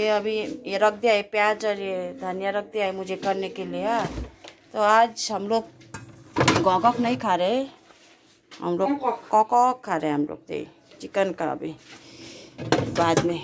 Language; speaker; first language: Hindi; non-native, local second language; Nepali